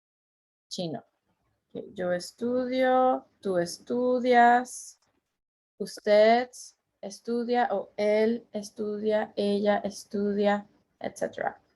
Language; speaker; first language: Spanish; non-native, fluent; English